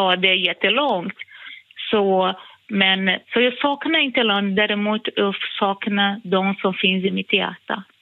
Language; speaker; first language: Swedish; non-native, fluent; Portuguese